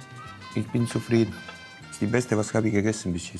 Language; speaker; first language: German; non-native, fluent; Croatian